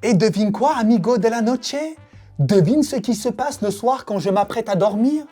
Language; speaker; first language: French; native; French